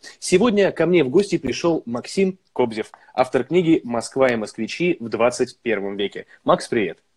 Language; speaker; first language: Russian; native; Russian